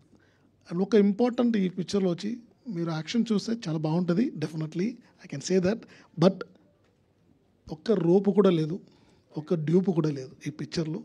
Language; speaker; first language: Telugu; non-native, learner; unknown